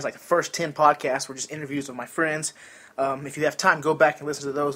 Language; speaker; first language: English; native; English